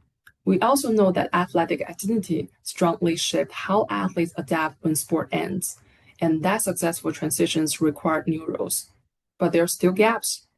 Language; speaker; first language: English; non-native, fluent; Chinese